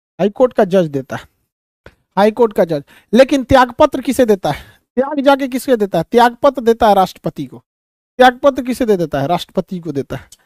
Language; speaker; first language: Hindi; native; Hindi